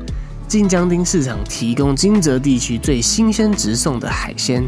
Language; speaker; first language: Chinese; native; Chinese